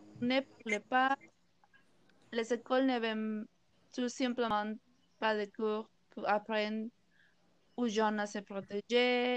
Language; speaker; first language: French; non-native, learner; Spanish